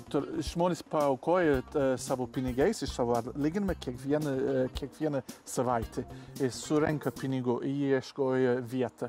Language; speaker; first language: Lithuanian; non-native, learner; English